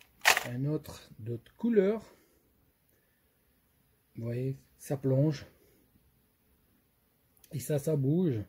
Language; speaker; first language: French; non-native, fluent; Portuguese